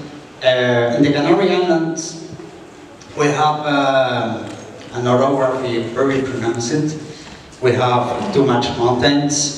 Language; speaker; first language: English; non-native, fluent; Spanish